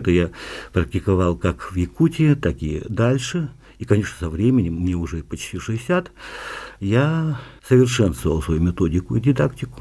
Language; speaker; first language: Russian; non-native, local second language; Yakut